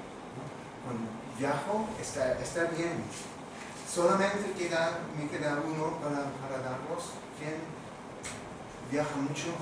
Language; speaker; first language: Spanish; non-native, fluent; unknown